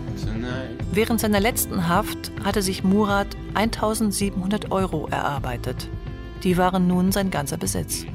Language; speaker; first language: German; native; German